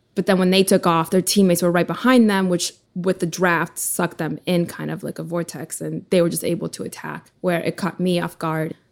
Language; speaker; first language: English; early bilingual, other home language; Russian